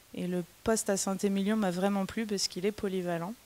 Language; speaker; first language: French; native; French